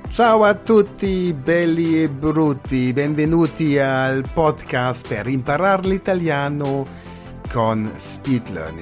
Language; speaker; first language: Italian; non-native, fluent; German